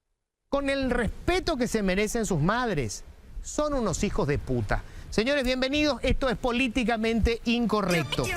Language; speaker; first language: Spanish; native; Spanish